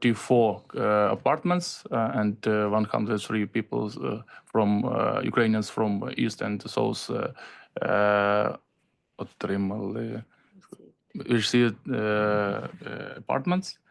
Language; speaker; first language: English; non-native, learner; Ukrainian